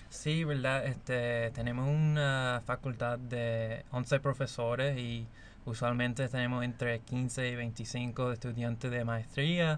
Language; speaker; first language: Spanish; non-native, fluent; English